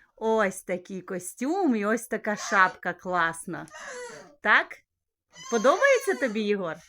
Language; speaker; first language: Ukrainian; native; Ukrainian